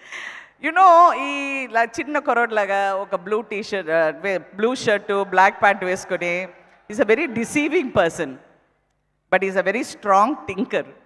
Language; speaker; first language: Telugu; non-native, fluent; Tamil